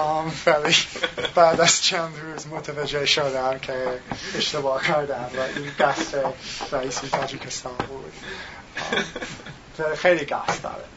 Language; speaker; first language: Tajik; non-native, learner; English